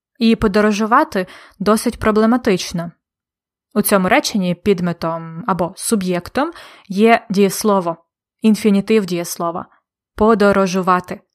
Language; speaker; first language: Ukrainian; native; Ukrainian